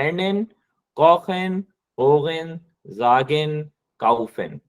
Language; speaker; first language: German; non-native, fluent; Hindi